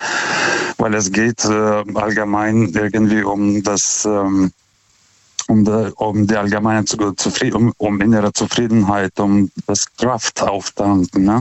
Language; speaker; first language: German; non-native, fluent; Lithuanian